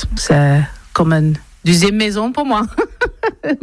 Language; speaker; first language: French; non-native, learner; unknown